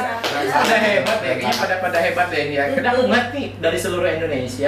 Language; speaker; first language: Indonesian; native; Indonesian